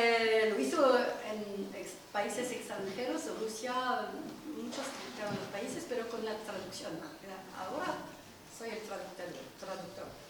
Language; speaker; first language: Spanish; non-native, learner; French